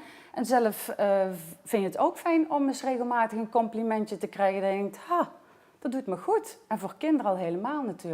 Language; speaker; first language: Dutch; native; Dutch